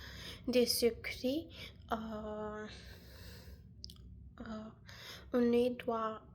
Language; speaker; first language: French; non-native, learner; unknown